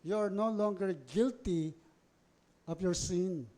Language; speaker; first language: English; non-native, local second language; Filipino